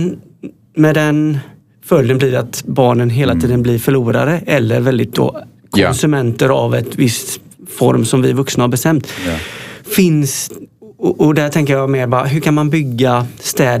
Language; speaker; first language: Swedish; native; Swedish